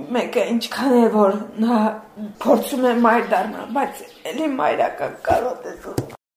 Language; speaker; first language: Armenian; native; Armenian